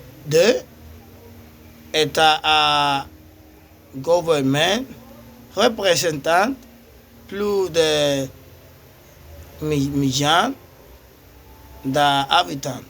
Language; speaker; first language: French; non-native, learner; Spanish